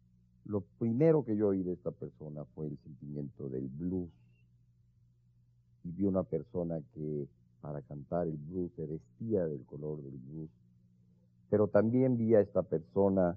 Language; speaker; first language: Spanish; native; Spanish